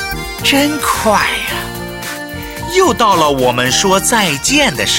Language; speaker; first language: Chinese; native; Chinese